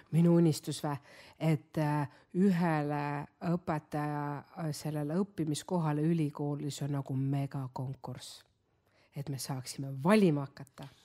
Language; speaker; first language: Estonian; non-native, local second language; Russian